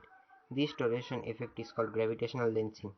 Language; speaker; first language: English; non-native, fluent; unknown